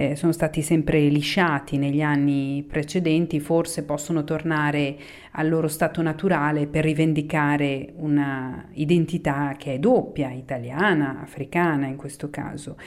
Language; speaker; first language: Italian; native; Italian